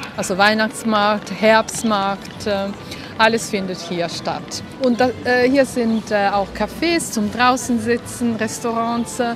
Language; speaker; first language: German; non-native, local second language; Italian